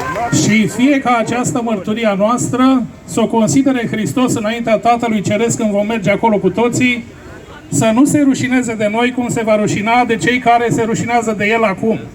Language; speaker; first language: Romanian; native; Romanian